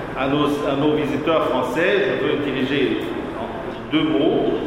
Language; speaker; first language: French; non-native, fluent; Portuguese